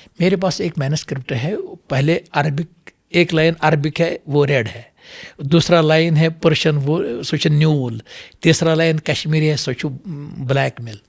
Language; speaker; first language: Urdu; non-native, local second language; Kashmiri